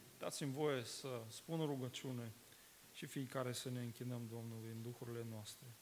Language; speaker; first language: Romanian; non-native, fluent; Russian